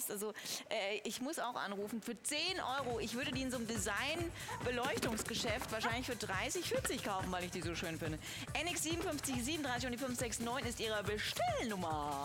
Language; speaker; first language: German; native; German